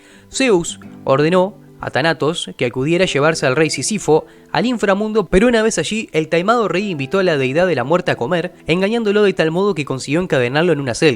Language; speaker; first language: Spanish; native; Spanish